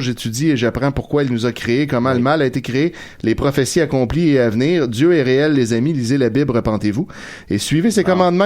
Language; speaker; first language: French; native; French